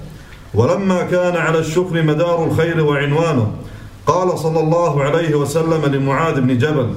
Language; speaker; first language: Arabic; native; Arabic